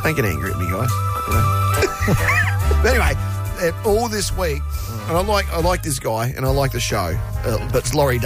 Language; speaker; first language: English; native; English